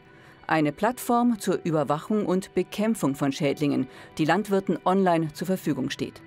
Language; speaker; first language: German; native; German